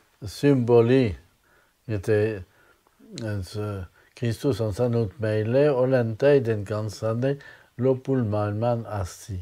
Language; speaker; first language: Finnish; non-native, fluent; French